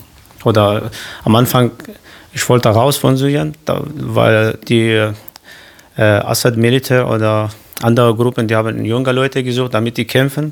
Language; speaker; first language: German; non-native, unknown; Kurdish